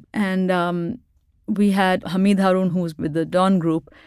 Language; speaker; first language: English; non-native, local second language; Urdu